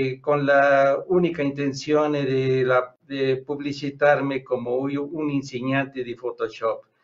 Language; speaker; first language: Italian; non-native, learner; Spanish